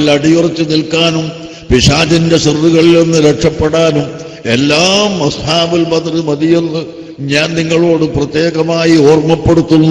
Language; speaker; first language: Malayalam; native; Malayalam